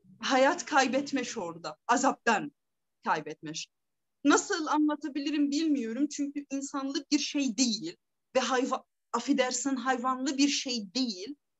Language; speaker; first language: Turkish; non-native, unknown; Arabic